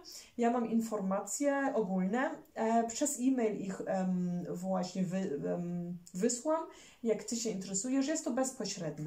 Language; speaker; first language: Polish; early bilingual, heritage; German